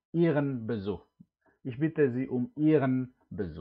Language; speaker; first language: German; non-native, fluent; Indonesian